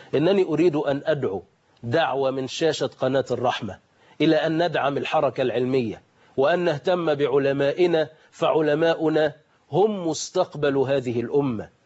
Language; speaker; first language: Arabic; native; Arabic